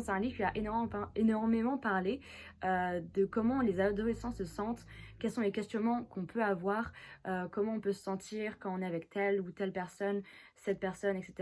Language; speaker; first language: French; native; French